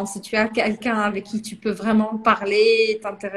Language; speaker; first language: French; non-native, fluent; Portuguese